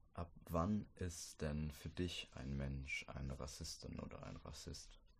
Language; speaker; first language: German; native; German